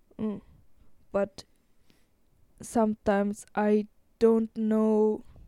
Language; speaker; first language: English; non-native, learner; Japanese